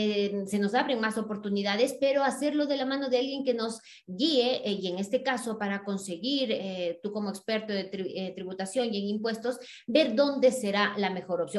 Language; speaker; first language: Spanish; native; Spanish